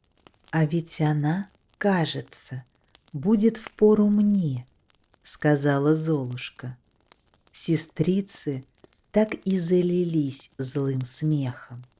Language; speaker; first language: Russian; native; Russian